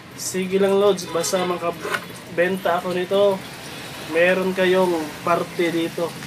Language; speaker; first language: Filipino; non-native, local second language; Cebuano